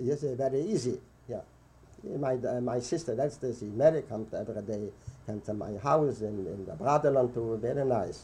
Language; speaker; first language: English; non-native, learner; Yiddish